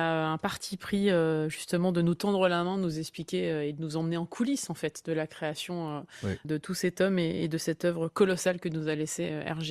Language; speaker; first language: French; native; French